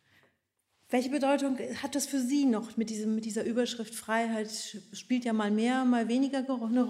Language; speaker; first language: German; native; German